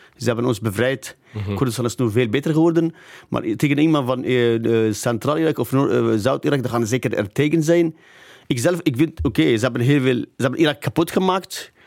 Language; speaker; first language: Dutch; non-native, fluent; Kurdish